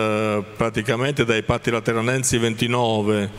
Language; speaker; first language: Italian; native; Italian